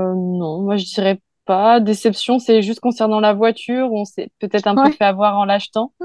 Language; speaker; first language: French; native; French